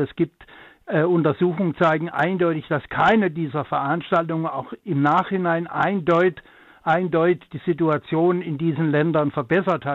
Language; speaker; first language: German; native; German